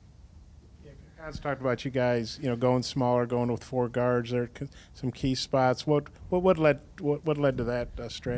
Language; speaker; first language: English; native; English